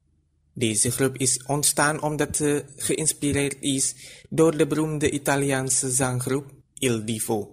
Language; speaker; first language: Dutch; non-native, fluent; Indonesian